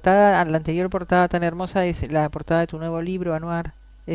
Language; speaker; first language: Spanish; native; Spanish